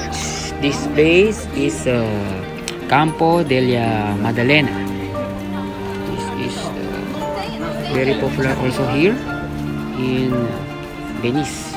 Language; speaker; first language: English; non-native, local second language; Filipino